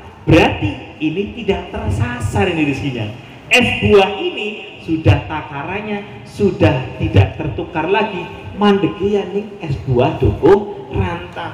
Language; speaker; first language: Indonesian; non-native, local second language; Javanese